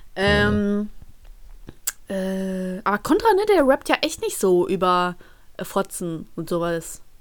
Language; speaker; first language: German; early bilingual, other home language; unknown